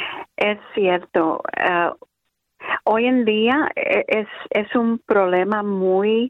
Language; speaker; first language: Spanish; early bilingual, other home language; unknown